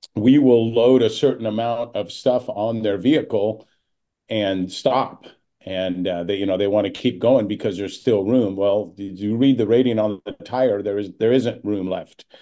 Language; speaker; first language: English; native; English